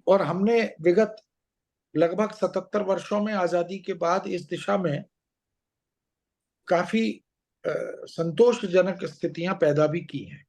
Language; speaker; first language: Hindi; native; Hindi